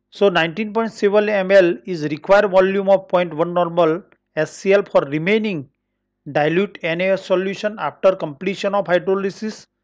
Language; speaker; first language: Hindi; non-native, local second language; Marathi